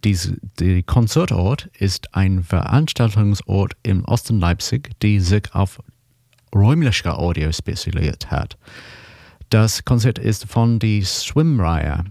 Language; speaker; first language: German; non-native, learner; English